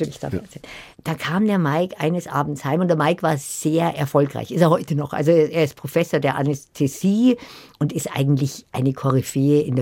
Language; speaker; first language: German; native; German